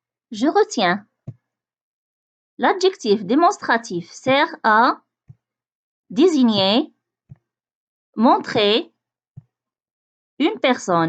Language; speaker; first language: French; non-native, local second language; Arabic